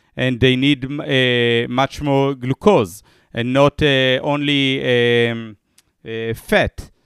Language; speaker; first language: English; non-native, fluent; Hebrew